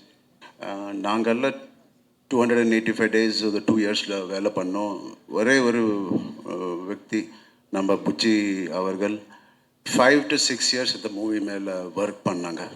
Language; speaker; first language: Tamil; non-native, local second language; Telugu